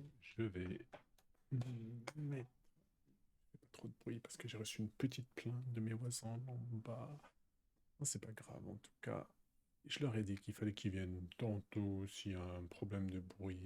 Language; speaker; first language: French; native; French